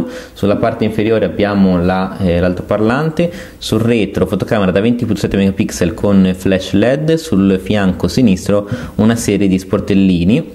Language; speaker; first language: Italian; native; Italian